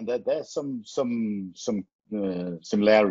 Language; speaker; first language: English; non-native, fluent; Faroese